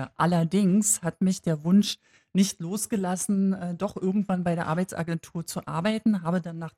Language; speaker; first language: German; native; German